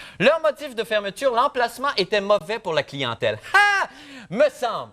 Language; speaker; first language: French; native; French